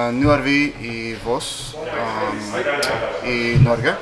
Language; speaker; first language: Norwegian; non-native, learner; English